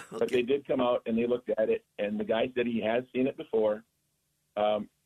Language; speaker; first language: English; native; English